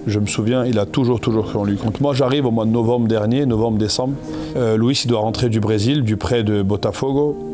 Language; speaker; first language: French; native; French